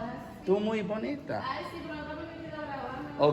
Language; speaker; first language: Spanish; non-native, learner; English